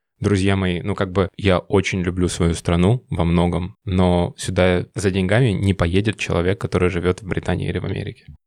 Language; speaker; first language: Russian; native; Russian